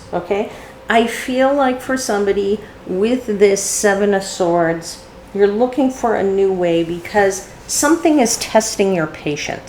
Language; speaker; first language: English; native; English